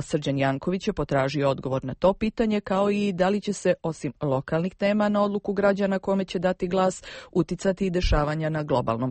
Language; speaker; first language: Croatian; native; Croatian